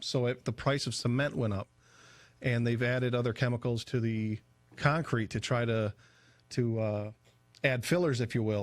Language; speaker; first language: English; native; English